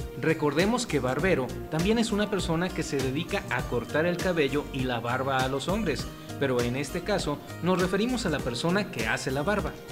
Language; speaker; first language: Spanish; native; Spanish